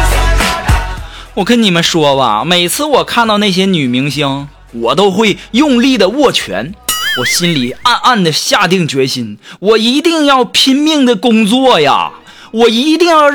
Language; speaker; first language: Chinese; native; Chinese